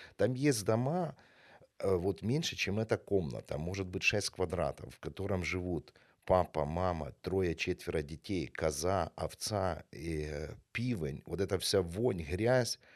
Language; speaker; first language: Russian; non-native, local second language; Ukrainian